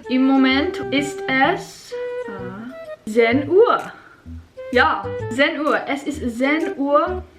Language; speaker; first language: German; non-native, learner; English